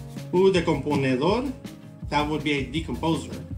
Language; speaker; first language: English; early bilingual, other home language; Spanish